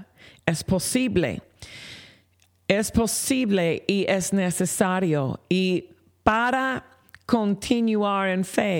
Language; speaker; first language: Spanish; non-native, fluent; English